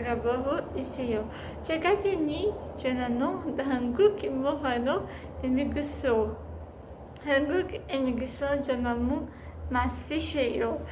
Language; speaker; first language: Korean; non-native, learner; Portuguese